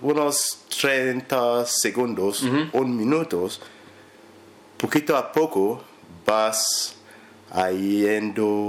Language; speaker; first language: Spanish; non-native, learner; English